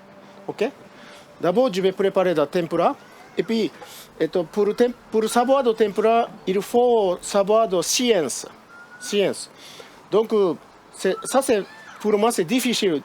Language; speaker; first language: French; non-native, learner; Japanese